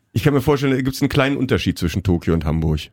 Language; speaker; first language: German; native; German